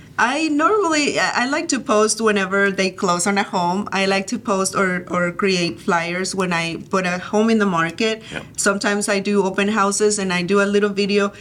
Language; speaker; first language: English; early bilingual, other home language; Spanish